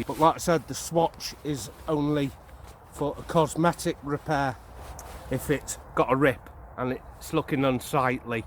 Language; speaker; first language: English; native; English